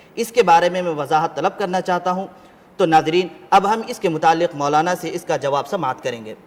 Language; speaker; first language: Urdu; native; Urdu